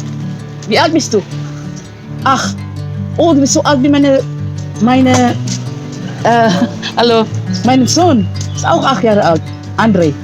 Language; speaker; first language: German; non-native, learner; Filipino